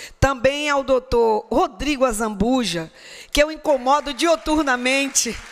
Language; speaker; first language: Portuguese; native; Portuguese